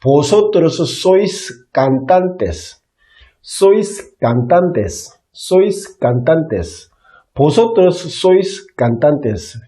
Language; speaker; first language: Spanish; non-native, learner; Korean